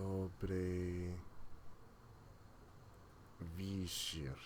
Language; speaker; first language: Russian; non-native, learner; English